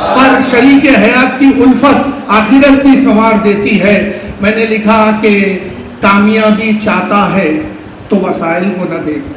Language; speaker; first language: Urdu; native; Urdu